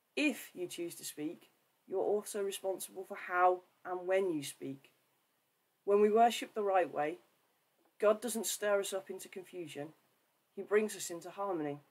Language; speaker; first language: English; native; English